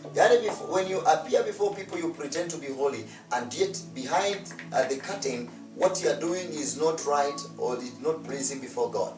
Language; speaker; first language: English; non-native, local second language; Swahili